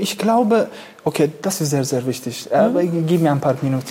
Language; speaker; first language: German; non-native, fluent; Kurdish